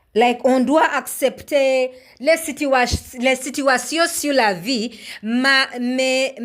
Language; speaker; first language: French; non-native, learner; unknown